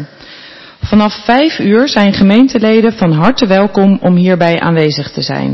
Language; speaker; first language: Dutch; native; Dutch